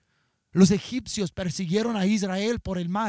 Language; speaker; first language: Spanish; non-native, fluent; English